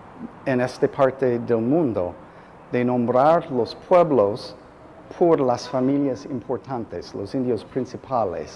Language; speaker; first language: Spanish; non-native, fluent; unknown